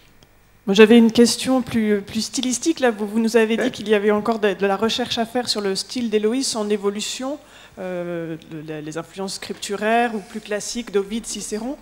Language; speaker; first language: French; native; French